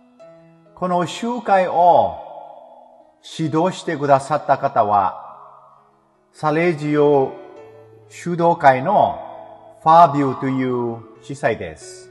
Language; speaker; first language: Japanese; non-native, fluent; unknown